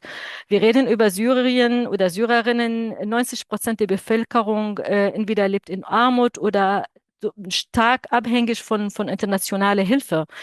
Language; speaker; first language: German; non-native, fluent; Arabic